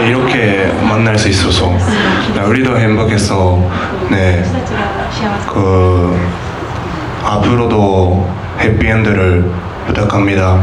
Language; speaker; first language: Korean; non-native, learner; Japanese